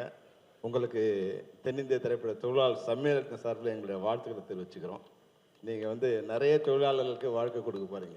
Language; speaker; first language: Tamil; native; Tamil